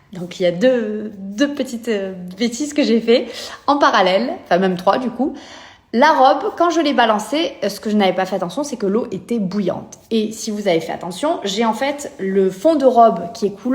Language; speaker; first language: French; native; French